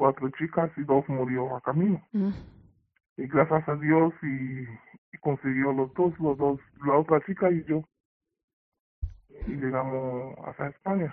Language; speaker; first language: Spanish; non-native, learner; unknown